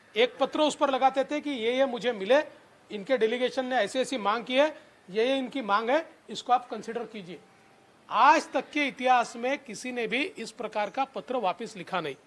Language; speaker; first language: Hindi; non-native, local second language; Marathi